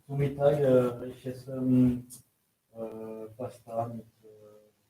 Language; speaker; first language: German; non-native, learner; English